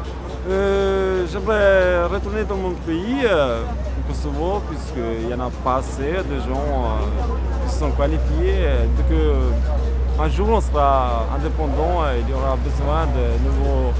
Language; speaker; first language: French; non-native, fluent; Albanian